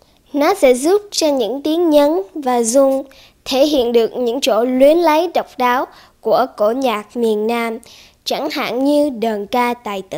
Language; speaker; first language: Vietnamese; early bilingual, heritage; Vietnamese